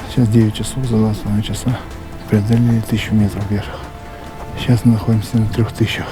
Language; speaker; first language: Russian; native; Russian